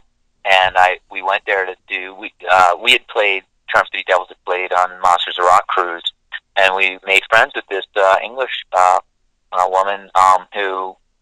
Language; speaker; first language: English; native; English